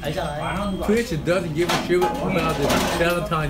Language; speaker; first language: English; non-native, fluent; Korean